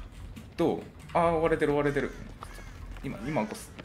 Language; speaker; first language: Japanese; native; Japanese